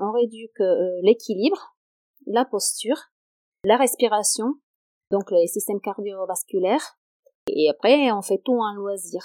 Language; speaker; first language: French; non-native, fluent; Italian